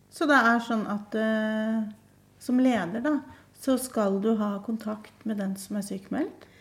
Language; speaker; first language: Norwegian; native; Norwegian